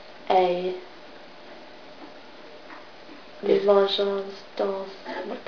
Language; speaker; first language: French; non-native, learner; English